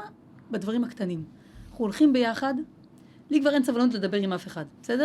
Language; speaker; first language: Hebrew; native; Hebrew